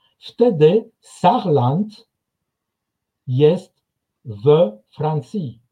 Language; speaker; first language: Polish; non-native, fluent; French